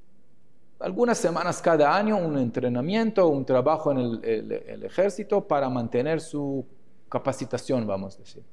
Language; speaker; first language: Spanish; non-native, fluent; Hebrew